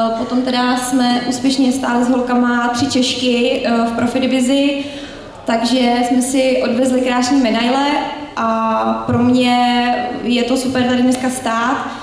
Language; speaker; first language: Czech; native; Czech